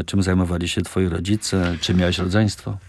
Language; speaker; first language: Polish; native; Polish